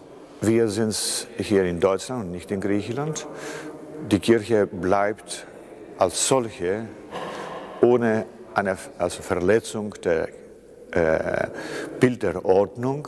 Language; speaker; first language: German; non-native, fluent; Greek